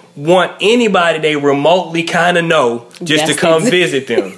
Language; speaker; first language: English; native; English